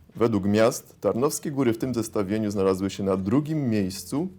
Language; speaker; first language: Polish; native; Polish